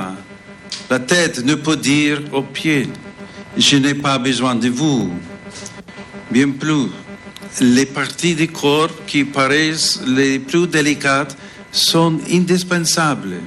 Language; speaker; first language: French; non-native, fluent; English